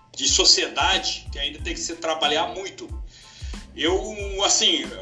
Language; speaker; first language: Portuguese; non-native, fluent; Wolof